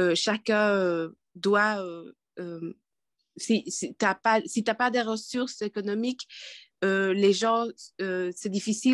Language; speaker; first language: French; non-native, fluent; Quechua